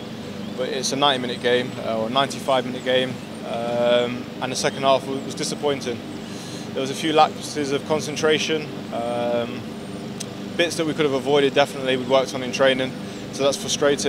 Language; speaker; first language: English; native; English